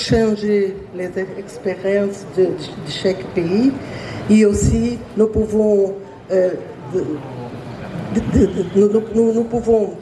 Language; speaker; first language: French; non-native, learner; Portuguese